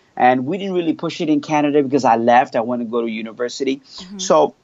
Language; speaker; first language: English; non-native, fluent; French